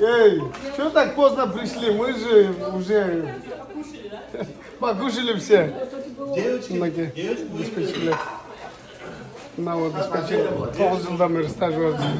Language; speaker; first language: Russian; non-native, local second language; Kyrgyz